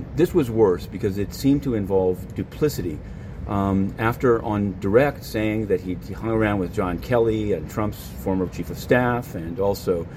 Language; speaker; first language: English; native; English